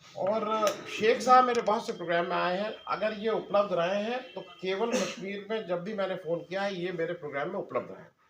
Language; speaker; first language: Hindi; native; Hindi